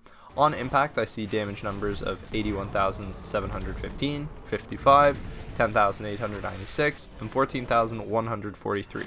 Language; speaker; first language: English; native; English